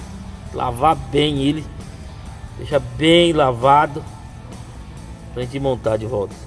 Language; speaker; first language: Portuguese; native; Portuguese